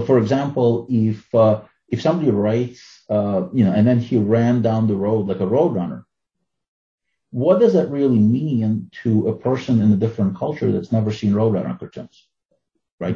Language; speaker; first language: English; non-native, fluent; Russian